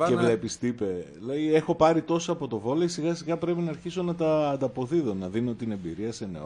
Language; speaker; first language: Greek; native; Greek